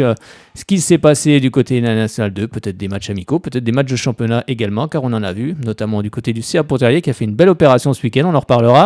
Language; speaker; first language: French; native; French